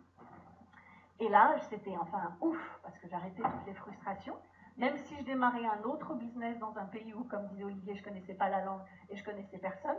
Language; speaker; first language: French; native; French